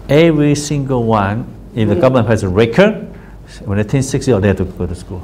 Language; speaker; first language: English; non-native, fluent; Chinese